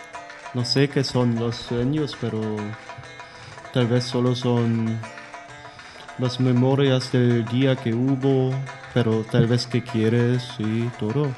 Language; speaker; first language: Spanish; non-native, learner; German